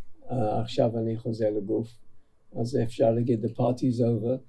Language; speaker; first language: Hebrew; non-native, fluent; English